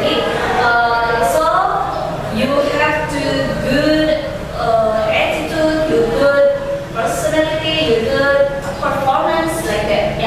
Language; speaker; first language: English; non-native, learner; Indonesian